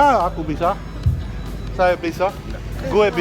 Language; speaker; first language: Indonesian; non-native, learner; English